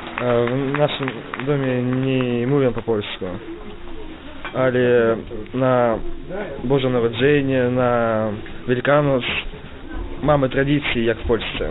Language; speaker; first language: Polish; non-native, learner; Russian